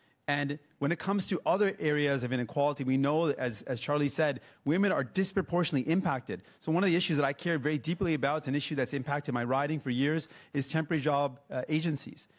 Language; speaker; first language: English; native; English